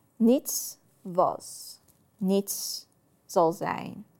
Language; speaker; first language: Dutch; non-native, fluent; Persian